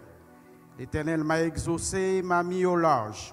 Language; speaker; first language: French; non-native, local second language; Haitian Creole